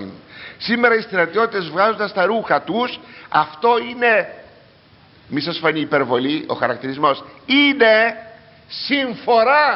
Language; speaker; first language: Greek; native; Greek